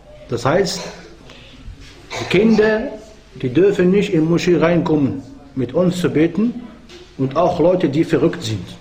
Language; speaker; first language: German; non-native, fluent; Arabic